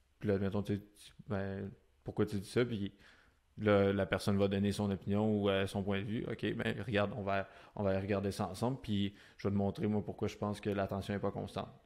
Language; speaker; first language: French; native; French